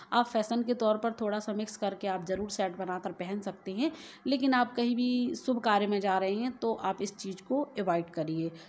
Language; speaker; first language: Hindi; native; Hindi